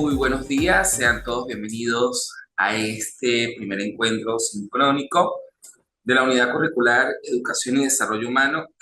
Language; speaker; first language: Spanish; native; Spanish